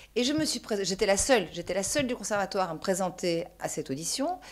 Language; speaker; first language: French; native; French